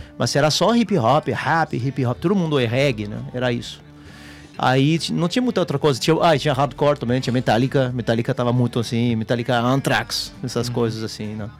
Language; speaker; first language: Portuguese; non-native, fluent; French